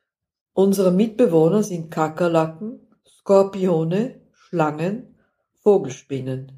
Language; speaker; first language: German; non-native, fluent; Dutch